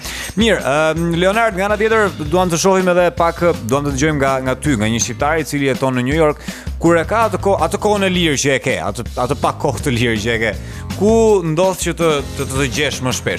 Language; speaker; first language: Albanian; native; Albanian